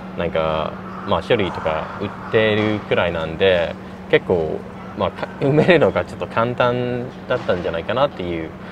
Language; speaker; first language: Japanese; non-native, fluent; English